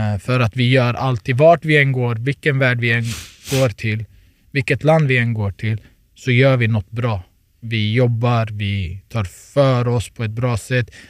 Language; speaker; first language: Swedish; early bilingual, other home language; Turoyo